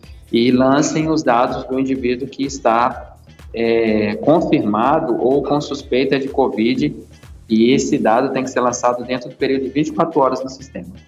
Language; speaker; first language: Portuguese; native; Portuguese